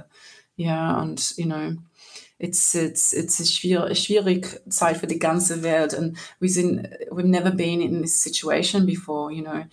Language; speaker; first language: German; non-native, learner; English